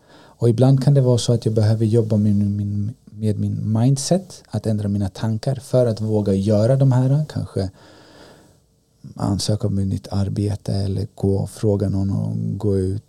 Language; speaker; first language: Swedish; early bilingual, other home language; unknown